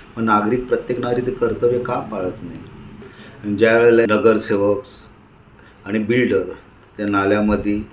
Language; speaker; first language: Marathi; native; Marathi